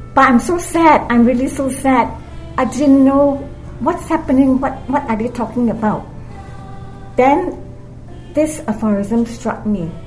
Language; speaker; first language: English; non-native, local second language; Cantonese